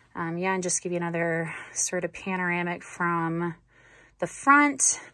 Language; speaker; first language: English; native; English